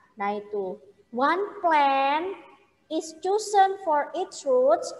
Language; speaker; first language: English; non-native, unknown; Indonesian